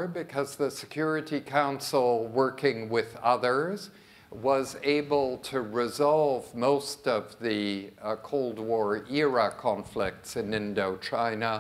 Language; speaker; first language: English; early bilingual, other home language; French